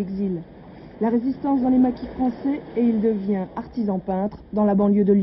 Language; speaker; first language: French; native; French